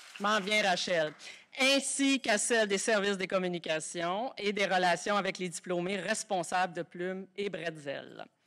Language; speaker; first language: French; native; French